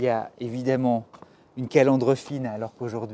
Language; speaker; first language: French; native; French